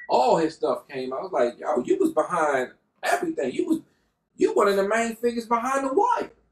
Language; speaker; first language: English; native; English